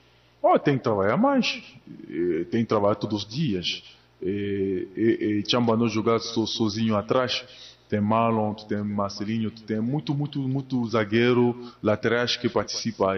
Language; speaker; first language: Portuguese; non-native, learner; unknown